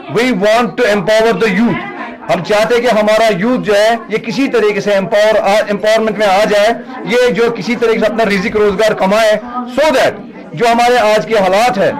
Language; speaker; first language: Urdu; non-native, local second language; Kashmiri